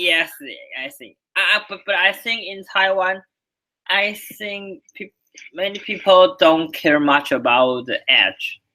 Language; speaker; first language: English; non-native, learner; Chinese